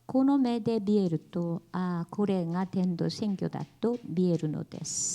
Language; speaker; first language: Japanese; non-native, learner; Korean